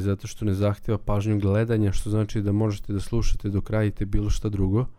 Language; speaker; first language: Serbian; native; Serbian